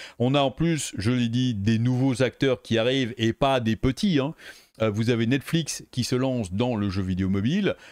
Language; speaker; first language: French; native; French